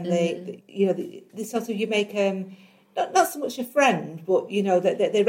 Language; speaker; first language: English; native; English